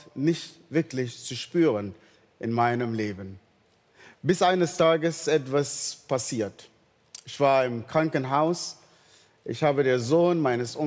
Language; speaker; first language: German; non-native, fluent; Arabic